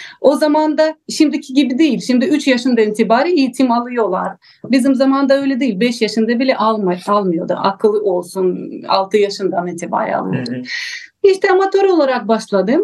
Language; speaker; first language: Turkish; non-native, learner; Russian